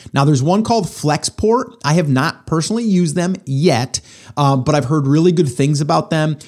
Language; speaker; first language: English; native; English